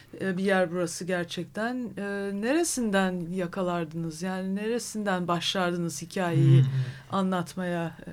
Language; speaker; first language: Turkish; native; Turkish